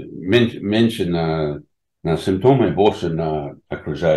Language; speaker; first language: Russian; non-native, fluent; English